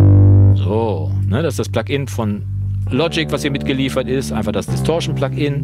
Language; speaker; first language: German; native; German